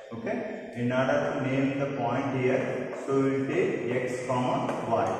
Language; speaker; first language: English; non-native, local second language; Kannada